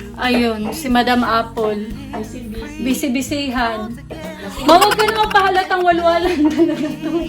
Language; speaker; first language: Filipino; native; Filipino